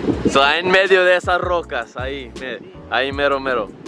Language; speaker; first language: Spanish; early bilingual, heritage; Spanish